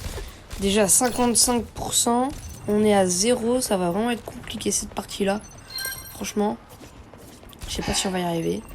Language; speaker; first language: French; native; French